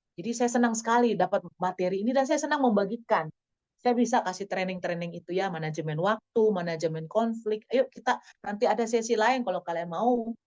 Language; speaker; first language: Indonesian; native; Indonesian